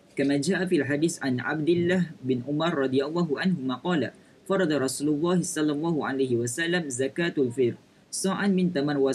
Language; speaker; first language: Arabic; non-native, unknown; Malay